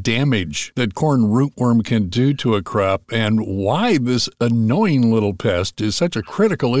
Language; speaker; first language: English; native; English